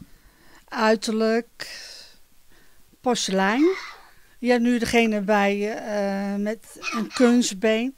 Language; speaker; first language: Dutch; native; Dutch